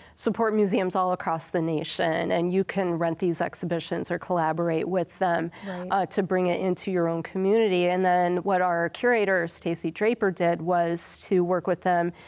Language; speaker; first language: English; native; English